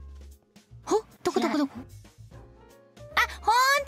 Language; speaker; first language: Japanese; native; Japanese